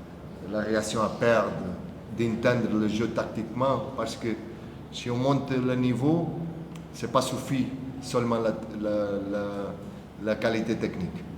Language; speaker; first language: French; non-native, fluent; Portuguese